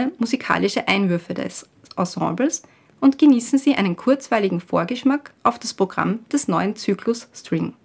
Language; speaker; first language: German; native; German